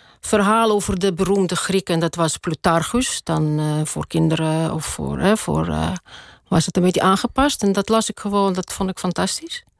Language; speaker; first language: Dutch; non-native, fluent; Russian